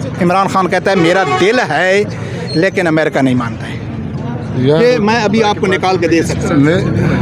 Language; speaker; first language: Urdu; native; Urdu